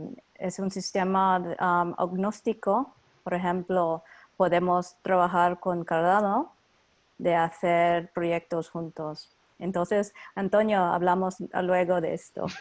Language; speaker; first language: Spanish; non-native, learner; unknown